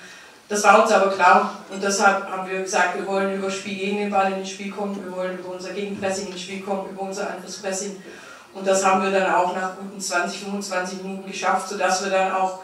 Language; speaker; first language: German; native; German